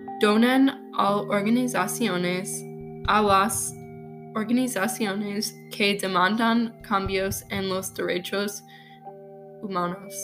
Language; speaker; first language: Spanish; non-native, learner; English